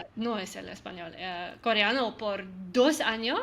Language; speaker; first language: Spanish; non-native, learner; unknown